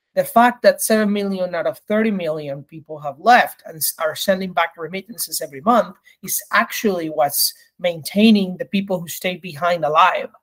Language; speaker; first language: English; early bilingual, other home language; Spanish